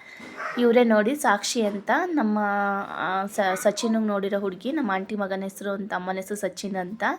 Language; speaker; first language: Kannada; native; Kannada